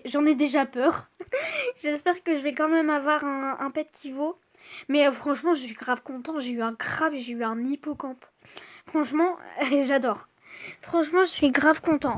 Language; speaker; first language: French; native; French